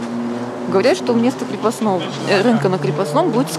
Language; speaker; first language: Russian; native; Russian